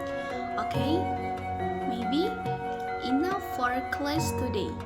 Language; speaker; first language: English; non-native, fluent; Indonesian